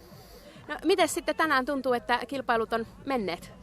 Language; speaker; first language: Finnish; native; Finnish